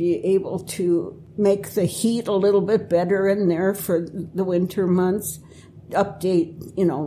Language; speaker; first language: English; native; English